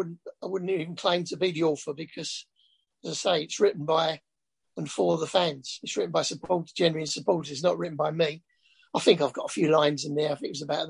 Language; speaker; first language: English; native; English